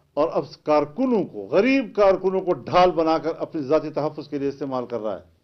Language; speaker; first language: Urdu; non-native, local second language; Pashto